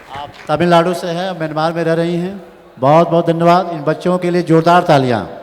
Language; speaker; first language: Hindi; native; Hindi